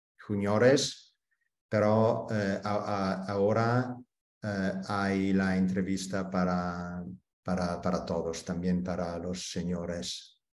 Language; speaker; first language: Spanish; non-native, fluent; Italian